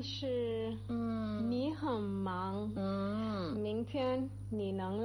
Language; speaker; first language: Chinese; non-native, learner; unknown